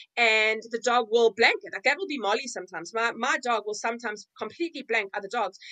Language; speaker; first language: English; native; English